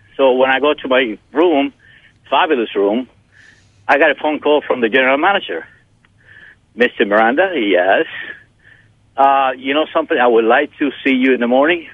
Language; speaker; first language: English; non-native, fluent; Spanish